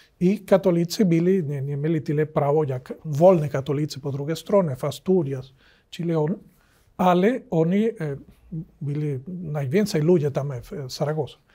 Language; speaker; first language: Polish; non-native, learner; Spanish